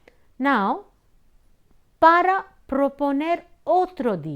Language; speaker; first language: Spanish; non-native, fluent; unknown